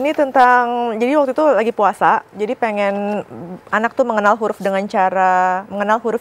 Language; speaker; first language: Indonesian; native; Indonesian